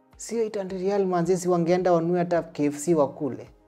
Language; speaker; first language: Swahili; native; Swahili